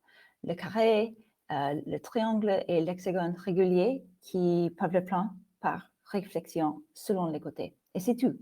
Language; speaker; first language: French; non-native, fluent; English